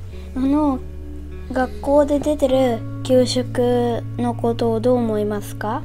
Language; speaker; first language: Japanese; early bilingual, other home language; Portuguese